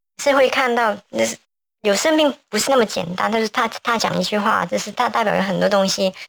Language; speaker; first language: Chinese; non-native, local second language; Cantonese